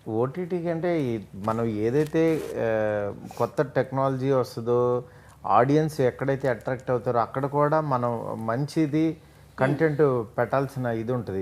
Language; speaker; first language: Telugu; native; Telugu